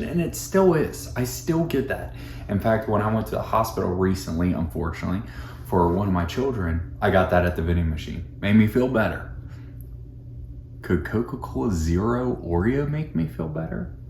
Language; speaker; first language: English; native; English